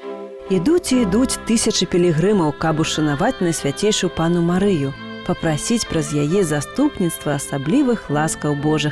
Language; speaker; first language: Belarusian; native; Belarusian